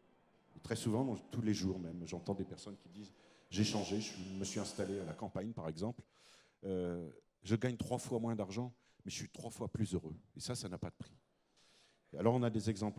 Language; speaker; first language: French; native; French